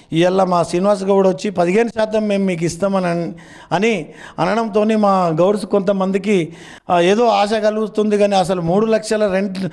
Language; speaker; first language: Telugu; native; Telugu